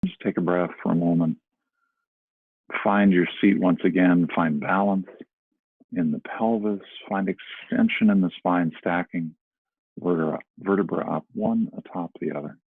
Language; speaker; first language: English; native; English